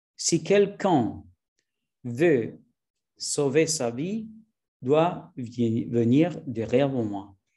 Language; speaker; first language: French; non-native, learner; Spanish